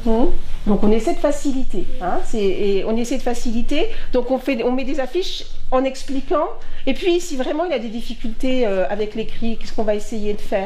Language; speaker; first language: French; native; French